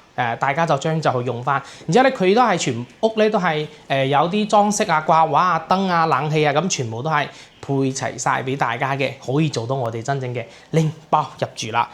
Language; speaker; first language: Cantonese; native; Cantonese